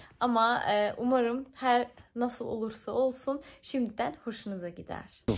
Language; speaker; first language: Turkish; early bilingual, heritage; Turkish